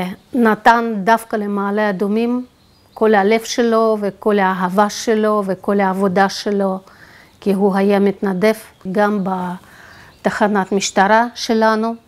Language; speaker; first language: Hebrew; non-native, fluent; Russian